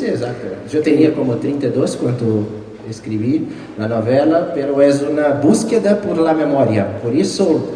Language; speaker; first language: Spanish; non-native, fluent; Portuguese